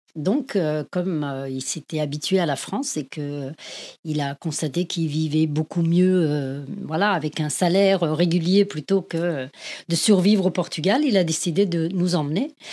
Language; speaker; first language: French; early bilingual, other home language; Portuguese